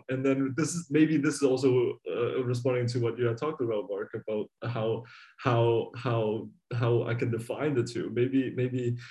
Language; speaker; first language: English; non-native, local second language; Cantonese